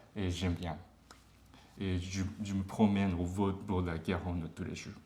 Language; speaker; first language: French; non-native, learner; Japanese